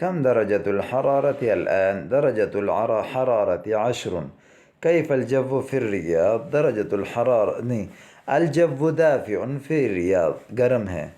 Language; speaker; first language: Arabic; non-native, fluent; Urdu